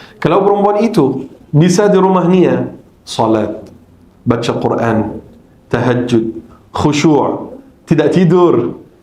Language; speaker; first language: Malay; non-native, fluent; Arabic